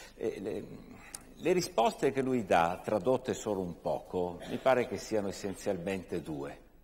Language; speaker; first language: Italian; native; Italian